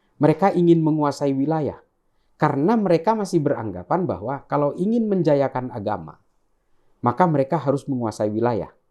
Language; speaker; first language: Indonesian; non-native, local second language; Madurese